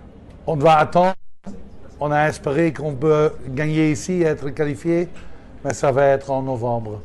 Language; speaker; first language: French; non-native, fluent; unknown